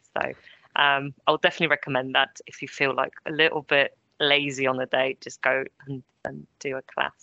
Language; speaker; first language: English; early bilingual, other home language; Polish